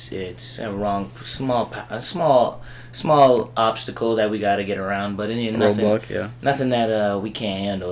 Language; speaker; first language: English; native; English